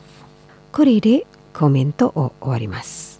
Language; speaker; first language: Japanese; non-native, fluent; Indonesian